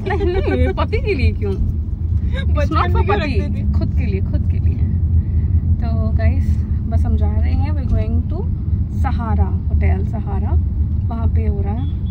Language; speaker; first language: Hindi; non-native, local second language; Bangla